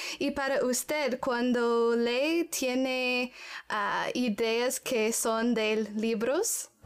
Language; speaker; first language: Spanish; non-native, learner; English